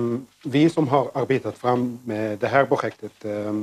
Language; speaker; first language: Swedish; non-native, learner; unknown